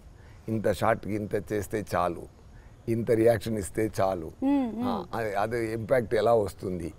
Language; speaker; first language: Telugu; non-native, fluent; Tamil